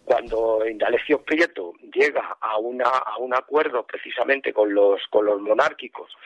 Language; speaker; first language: Spanish; native; Spanish